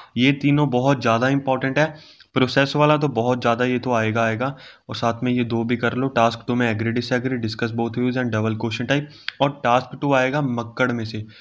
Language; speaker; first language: Hindi; native; Hindi